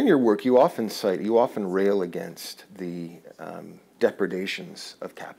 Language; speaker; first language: English; native; English